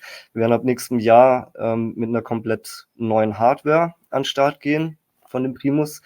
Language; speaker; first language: German; native; German